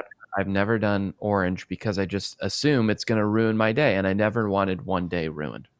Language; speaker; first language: English; native; English